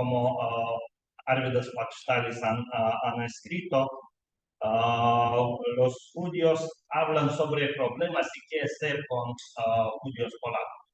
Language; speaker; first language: Spanish; non-native, learner; Lithuanian